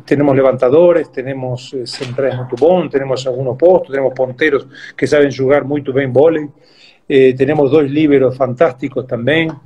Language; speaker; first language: Portuguese; non-native, fluent; Spanish